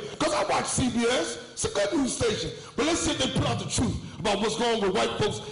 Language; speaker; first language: English; native; English